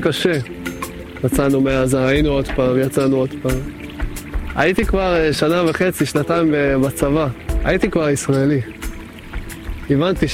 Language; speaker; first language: Hebrew; non-native, fluent; Hungarian